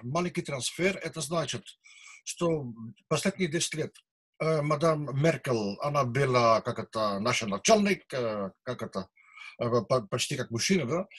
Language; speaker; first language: Russian; non-native, learner; Dutch